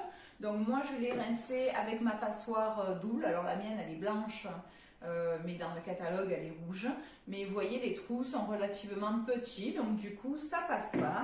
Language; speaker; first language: French; native; French